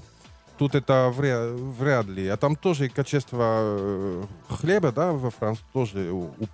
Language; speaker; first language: Russian; non-native, learner; French